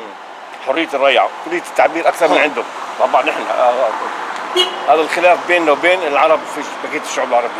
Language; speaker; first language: Arabic; native; Arabic